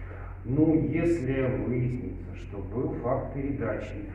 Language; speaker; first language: Russian; native; Russian